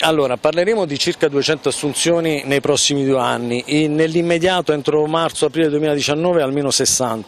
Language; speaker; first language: Italian; native; Italian